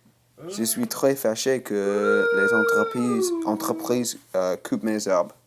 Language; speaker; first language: French; non-native, learner; English